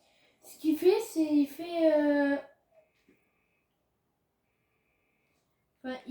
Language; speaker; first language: French; native; French